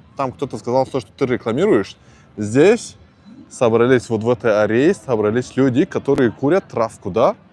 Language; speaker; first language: Russian; non-native, local second language; Tajik